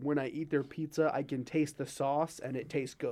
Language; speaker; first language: English; native; English